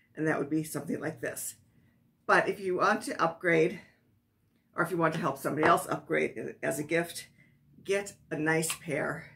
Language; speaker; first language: English; native; English